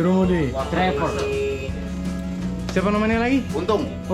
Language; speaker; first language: Indonesian; non-native, learner; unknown